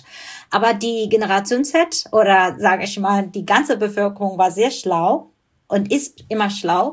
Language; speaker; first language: German; non-native, fluent; Burmese